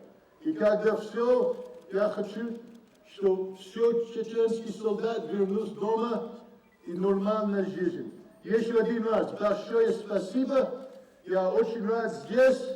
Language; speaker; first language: Russian; non-native, learner; English